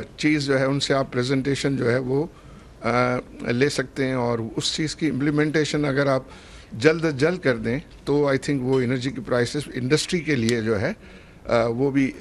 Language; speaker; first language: Urdu; native; Urdu